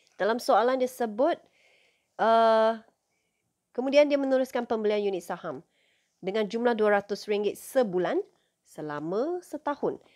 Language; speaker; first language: Malay; non-native, local second language; Chinese